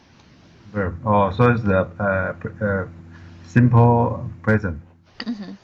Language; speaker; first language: English; non-native, learner; Chinese